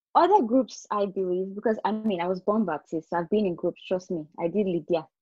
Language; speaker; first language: English; non-native, local second language; Yoruba